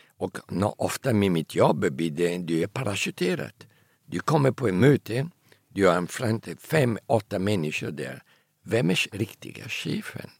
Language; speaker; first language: Swedish; early bilingual, heritage; Italian